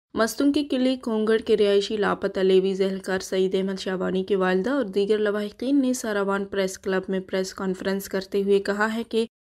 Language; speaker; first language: Urdu; non-native, local second language; Baluchi